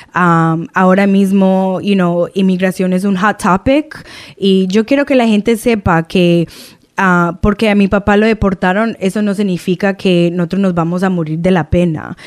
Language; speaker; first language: Spanish; early bilingual, heritage; Spanish